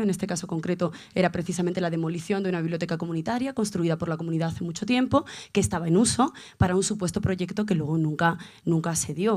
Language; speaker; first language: Spanish; native; Spanish